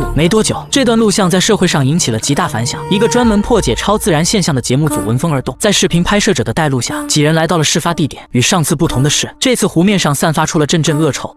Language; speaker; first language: Chinese; native; Chinese